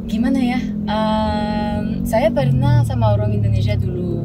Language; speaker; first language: Indonesian; non-native, fluent; French